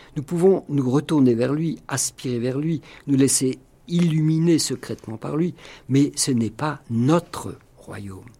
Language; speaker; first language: French; non-native, local second language; Swiss German